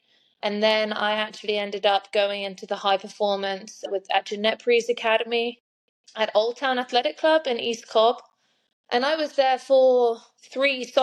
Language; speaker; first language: English; native; English